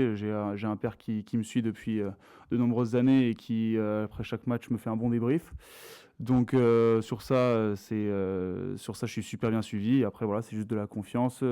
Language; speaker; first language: French; native; French